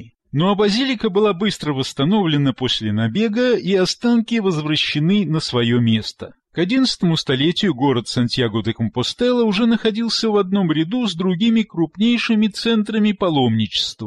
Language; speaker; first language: Russian; native; Russian